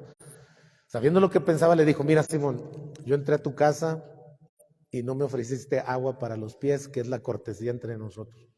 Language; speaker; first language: Spanish; native; Spanish